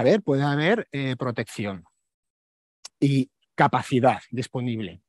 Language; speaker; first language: Spanish; native; Spanish